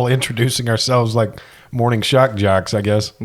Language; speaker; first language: English; native; English